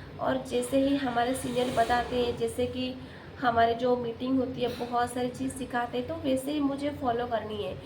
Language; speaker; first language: Hindi; non-native, local second language; Odia